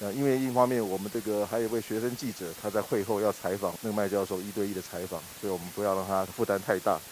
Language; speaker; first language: Chinese; native; Chinese